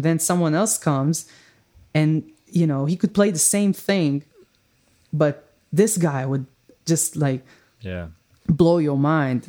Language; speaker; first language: English; non-native, fluent; Hebrew